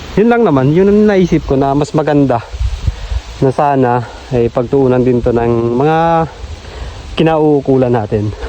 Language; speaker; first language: Filipino; native; Filipino